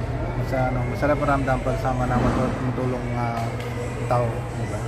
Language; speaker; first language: Filipino; non-native, learner; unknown